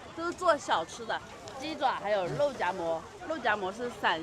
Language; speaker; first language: Chinese; native; Chinese